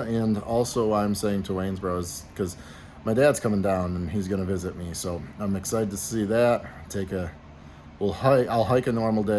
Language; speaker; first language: English; native; English